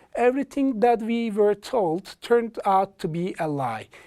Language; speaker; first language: English; non-native, fluent; Turkish